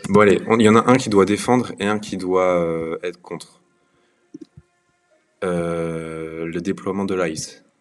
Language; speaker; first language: French; native; French